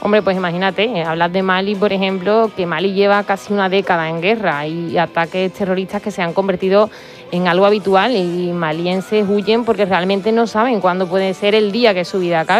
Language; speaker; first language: Spanish; native; Spanish